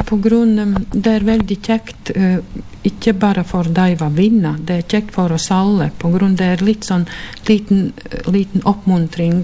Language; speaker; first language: Norwegian; non-native, fluent; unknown